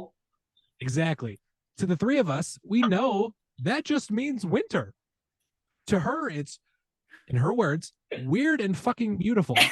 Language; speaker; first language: English; native; English